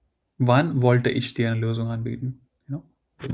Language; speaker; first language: German; non-native, fluent; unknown